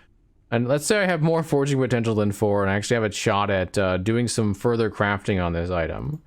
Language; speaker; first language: English; native; English